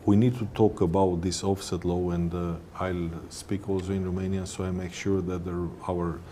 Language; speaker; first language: English; non-native, fluent; Romanian